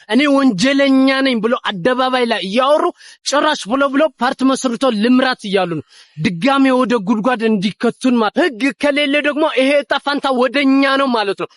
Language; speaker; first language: Amharic; non-native, local second language; Tigrinya